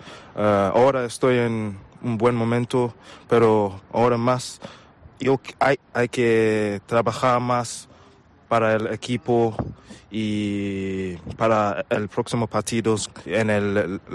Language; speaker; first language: Spanish; non-native, learner; English